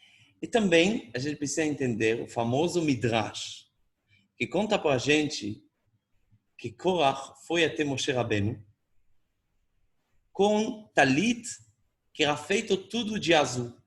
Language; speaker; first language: Portuguese; non-native, fluent; Hebrew